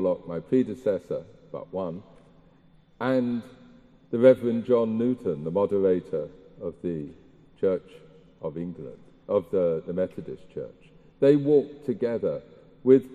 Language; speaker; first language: English; native; English